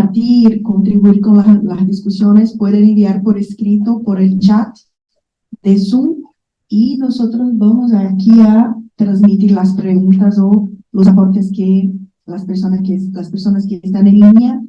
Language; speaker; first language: Spanish; non-native, fluent; Portuguese